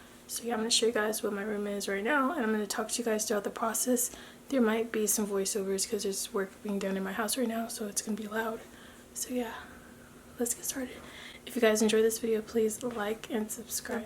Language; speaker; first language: English; native; English